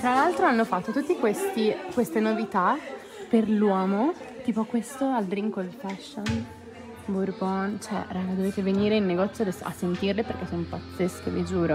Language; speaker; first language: Italian; native; Italian